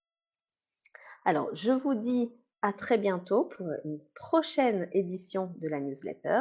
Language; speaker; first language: French; native; French